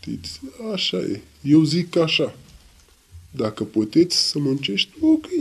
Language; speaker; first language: Romanian; non-native, learner; Arabic